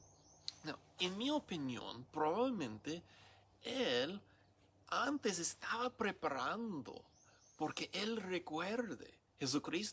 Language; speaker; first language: Spanish; non-native, learner; English